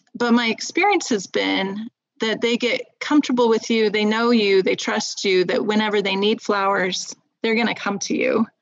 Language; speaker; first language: English; native; English